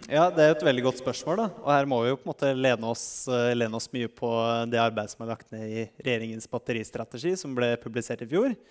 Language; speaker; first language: Norwegian; native; Norwegian